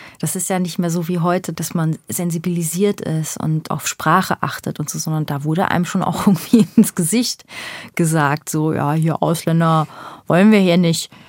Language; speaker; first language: German; early bilingual, other home language; Persian